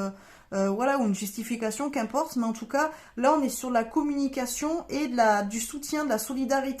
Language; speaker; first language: French; native; French